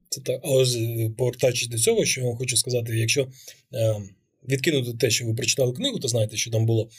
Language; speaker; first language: Ukrainian; native; Ukrainian